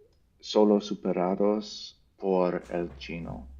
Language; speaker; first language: Spanish; non-native, learner; English